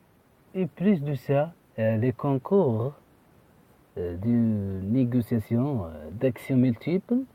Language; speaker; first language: French; non-native, fluent; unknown